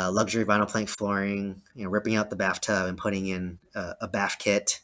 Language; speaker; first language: English; native; English